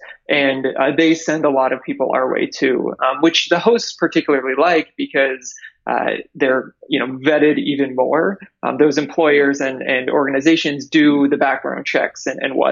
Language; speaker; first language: English; native; English